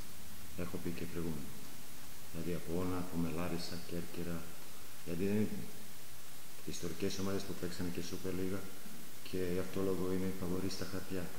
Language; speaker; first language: Greek; non-native, fluent; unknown